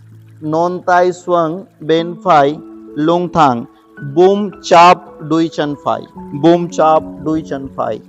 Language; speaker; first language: Vietnamese; non-native, learner; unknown